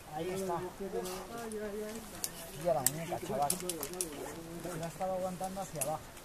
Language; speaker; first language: Spanish; native; Spanish